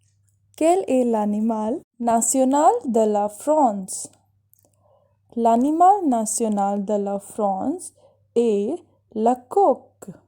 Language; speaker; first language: French; non-native, fluent; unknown